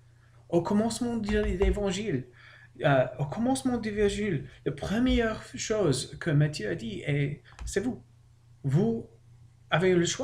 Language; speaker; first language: French; non-native, learner; English